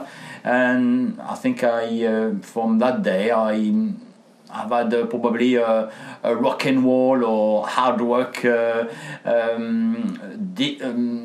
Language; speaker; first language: English; non-native, fluent; French